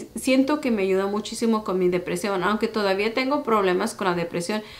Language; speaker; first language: Spanish; early bilingual, heritage; Spanish